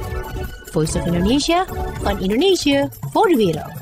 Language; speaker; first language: Dutch; non-native, fluent; Indonesian